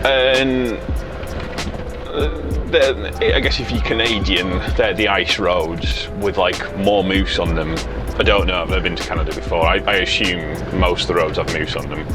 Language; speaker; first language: English; native; English